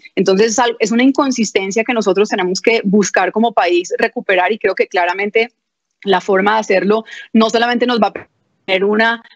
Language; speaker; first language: Spanish; native; Spanish